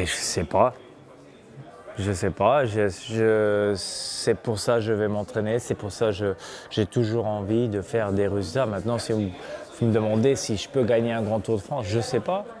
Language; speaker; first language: French; non-native, local second language; Luxembourgish